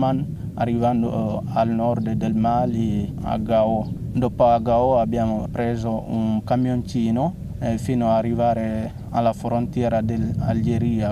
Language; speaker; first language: Italian; non-native, fluent; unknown